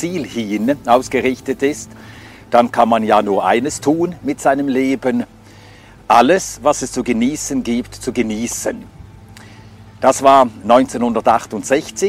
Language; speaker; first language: German; non-native, fluent; Swedish